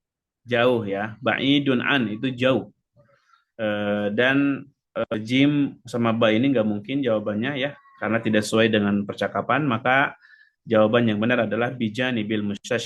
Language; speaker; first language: Indonesian; native; Indonesian